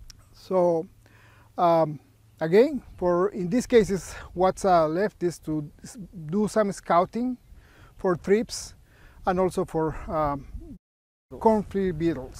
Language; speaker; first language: English; non-native, fluent; Spanish